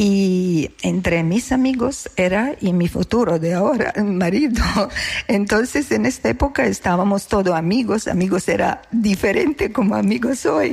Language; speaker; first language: Spanish; non-native, learner; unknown